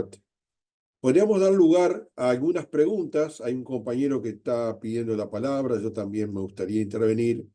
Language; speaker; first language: Spanish; native; Spanish